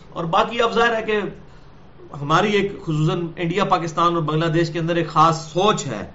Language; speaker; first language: Urdu; non-native, local second language; Punjabi